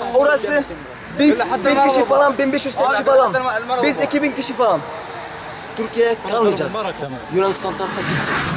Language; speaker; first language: Turkish; non-native, fluent; Arabic